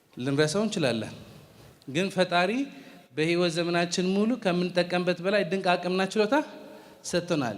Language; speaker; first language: Amharic; non-native, fluent; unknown